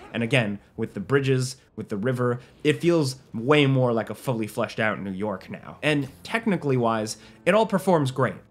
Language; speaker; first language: English; native; English